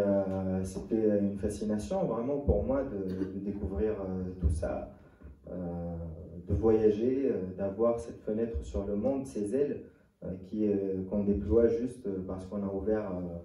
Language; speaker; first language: French; non-native, local second language; Arabic